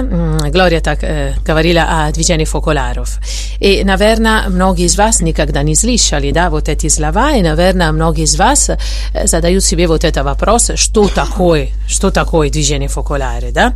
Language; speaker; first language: Russian; non-native, fluent; Italian